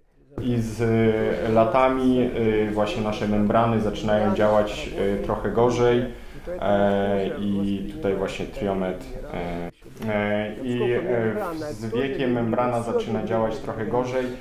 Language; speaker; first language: Polish; non-native, fluent; Russian